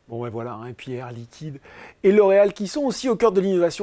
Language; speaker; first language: French; native; French